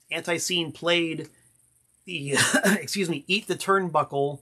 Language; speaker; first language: English; native; English